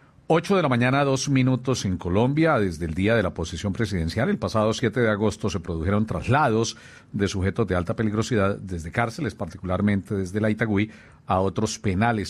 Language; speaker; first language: Spanish; native; Spanish